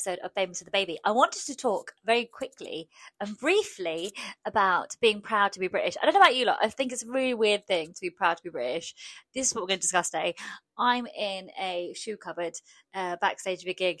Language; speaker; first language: English; early bilingual, other home language; Polish